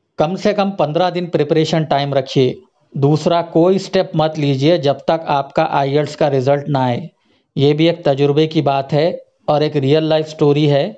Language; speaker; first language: Hindi; native; Hindi